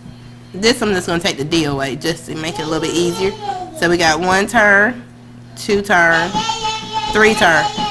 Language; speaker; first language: English; native; English